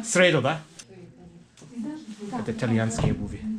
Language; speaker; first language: Russian; non-native, learner; English